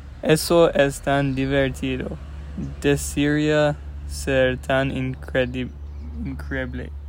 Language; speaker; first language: Spanish; non-native, learner; English